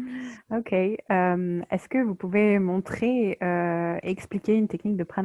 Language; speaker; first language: French; native; French